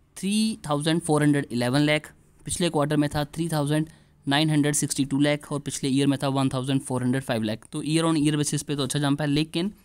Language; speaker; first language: Hindi; native; Hindi